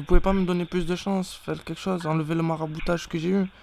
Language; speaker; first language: French; native; French